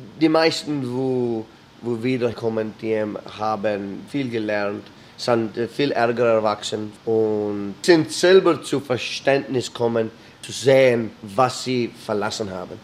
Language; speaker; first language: German; early bilingual, heritage; English